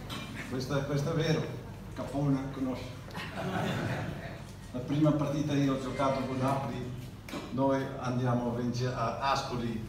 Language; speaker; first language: Italian; non-native, learner; Dutch